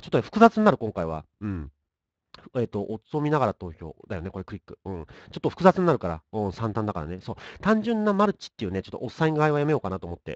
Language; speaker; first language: Japanese; native; Japanese